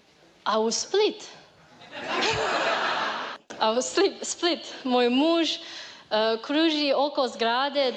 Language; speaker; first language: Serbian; non-native, learner; Chinese